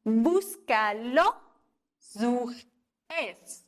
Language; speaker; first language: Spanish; non-native, fluent; German